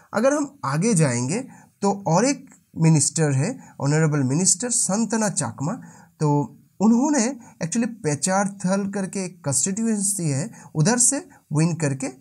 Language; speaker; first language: Hindi; non-native, local second language; Bangla